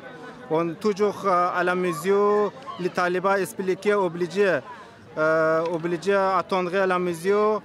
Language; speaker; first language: French; non-native, learner; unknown